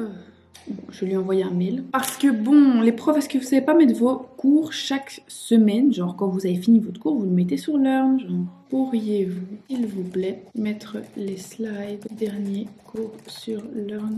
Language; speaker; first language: French; native; French